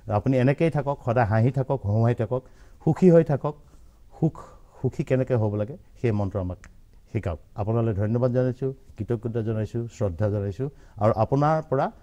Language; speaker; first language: Assamese; native; Assamese